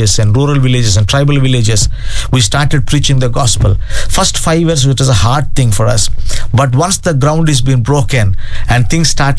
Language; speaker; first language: English; non-native, local second language; Telugu